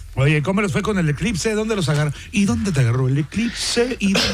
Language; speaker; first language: Spanish; native; Spanish